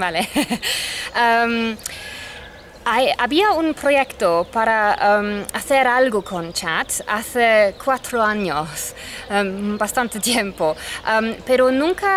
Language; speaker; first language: Spanish; non-native, fluent; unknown